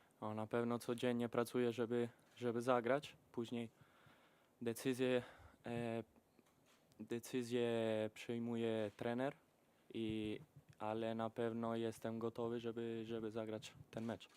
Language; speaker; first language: Polish; early bilingual, heritage; Polish